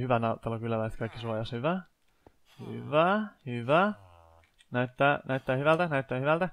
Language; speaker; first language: Finnish; native; Finnish